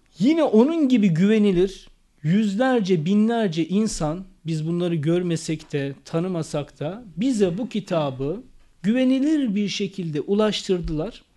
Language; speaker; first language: Turkish; native; Turkish